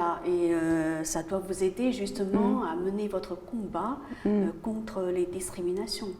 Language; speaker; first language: French; native; French